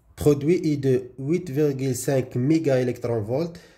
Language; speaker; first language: French; non-native, local second language; Arabic